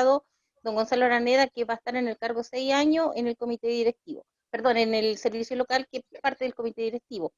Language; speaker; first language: Spanish; native; Spanish